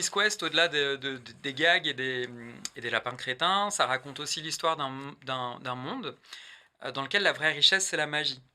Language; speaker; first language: French; native; French